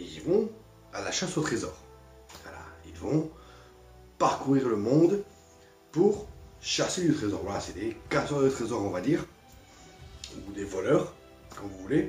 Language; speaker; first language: French; native; French